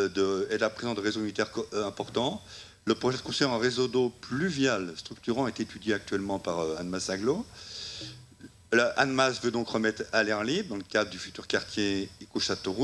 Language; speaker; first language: French; native; French